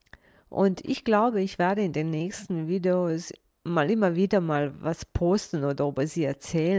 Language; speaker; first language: German; non-native, fluent; Bosnian